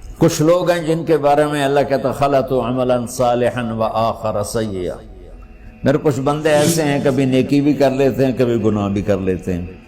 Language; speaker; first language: Urdu; non-native, local second language; Punjabi